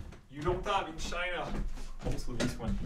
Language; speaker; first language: English; non-native, fluent; French